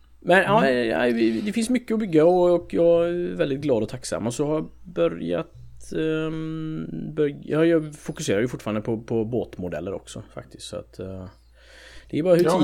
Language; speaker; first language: Swedish; native; Swedish